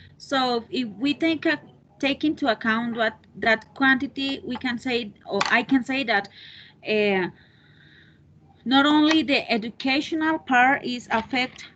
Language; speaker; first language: English; non-native, learner; Spanish